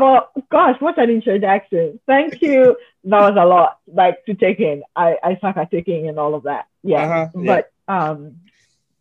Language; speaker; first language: English; non-native, local second language; Akan